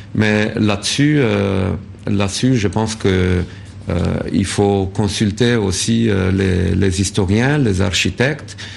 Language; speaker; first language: French; non-native, fluent; Romanian